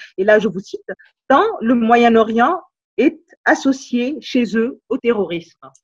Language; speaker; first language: French; non-native, local second language; Arabic